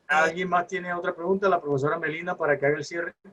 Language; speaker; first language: Spanish; native; Spanish